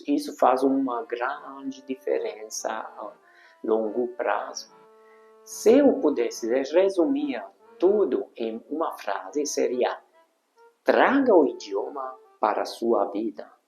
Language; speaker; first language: Portuguese; non-native, fluent; Hungarian